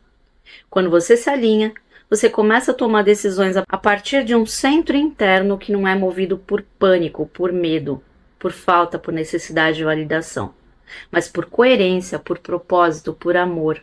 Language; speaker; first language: Portuguese; native; Portuguese